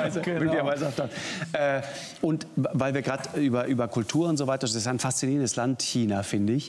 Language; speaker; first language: German; native; German